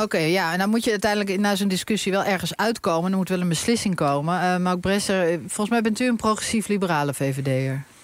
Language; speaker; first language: Dutch; native; Dutch